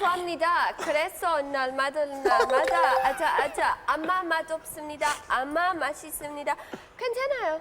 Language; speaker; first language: Korean; non-native, learner; English